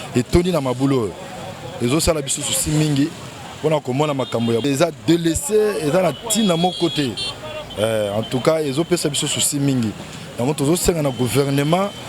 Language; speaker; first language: Lingala; native; Lingala